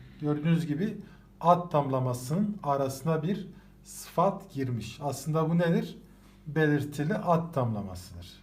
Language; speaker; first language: Turkish; native; Turkish